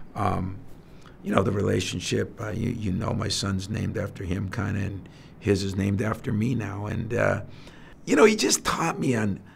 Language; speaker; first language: English; native; English